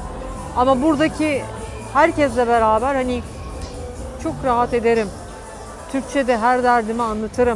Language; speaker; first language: Turkish; native; Turkish